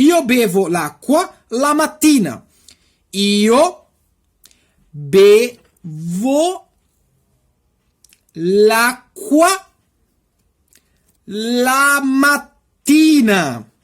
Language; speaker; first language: Italian; non-native, fluent; Portuguese